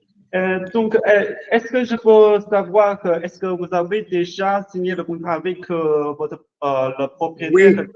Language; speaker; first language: French; non-native, learner; Chinese